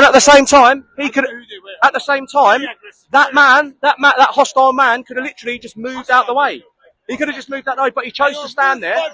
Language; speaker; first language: English; native; English